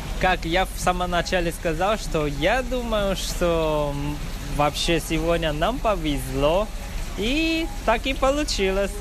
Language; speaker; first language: Russian; non-native, learner; Chinese